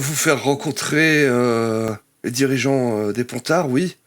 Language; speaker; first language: French; native; French